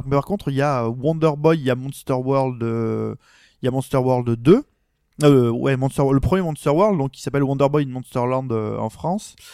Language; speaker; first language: French; native; French